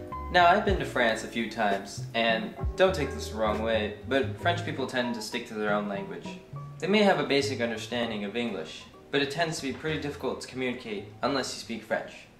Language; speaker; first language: English; native; English